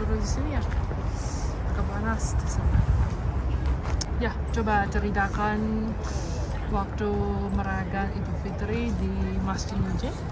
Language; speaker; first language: Indonesian; non-native, fluent; Chinese